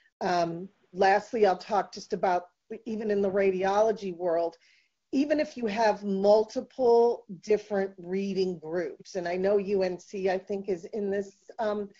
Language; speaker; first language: English; native; English